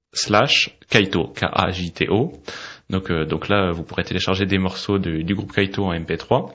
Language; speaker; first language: French; native; French